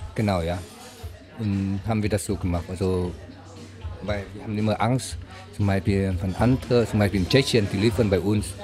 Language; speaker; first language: German; non-native, learner; Vietnamese